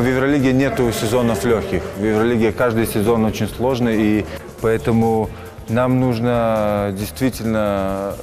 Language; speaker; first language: Russian; non-native, fluent; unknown